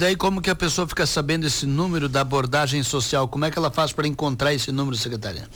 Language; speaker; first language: Portuguese; native; Portuguese